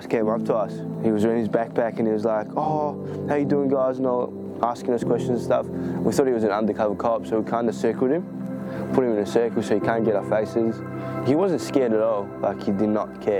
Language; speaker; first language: English; early bilingual, other home language; Greek